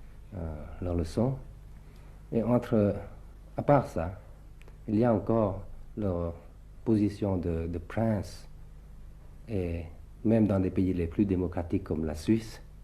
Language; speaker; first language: French; early bilingual, other home language; Thai